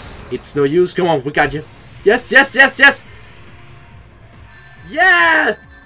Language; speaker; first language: English; non-native, fluent; German